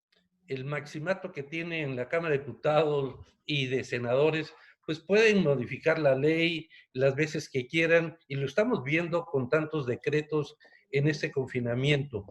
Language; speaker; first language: Spanish; native; Spanish